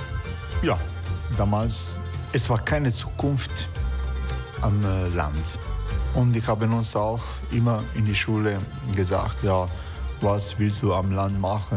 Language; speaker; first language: German; non-native, fluent; Croatian